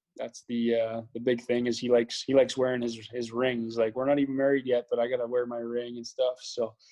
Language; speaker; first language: English; native; English